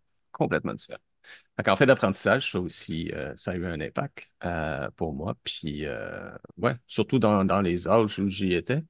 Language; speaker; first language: French; native; French